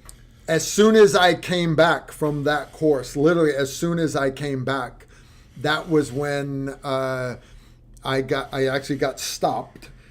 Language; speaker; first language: English; native; English